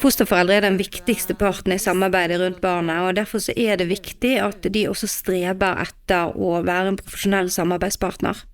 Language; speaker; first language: Norwegian; native; Norwegian